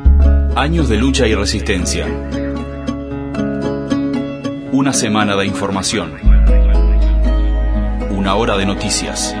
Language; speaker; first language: Spanish; native; Spanish